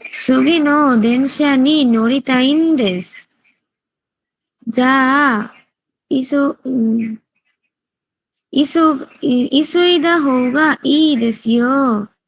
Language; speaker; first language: Japanese; non-native, learner; Bangla